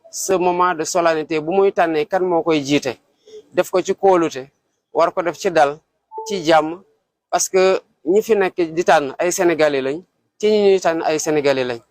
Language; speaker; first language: Wolof; non-native, local second language; Serer